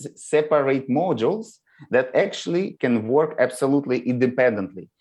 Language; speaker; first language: English; non-native, learner; Russian